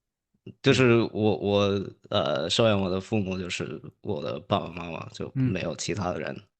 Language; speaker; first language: Chinese; early bilingual, heritage; English